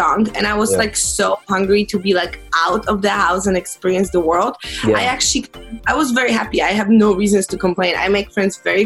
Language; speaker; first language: English; non-native, fluent; Polish